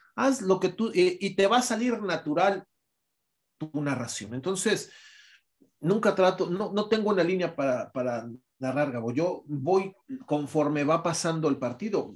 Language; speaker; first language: Spanish; native; Spanish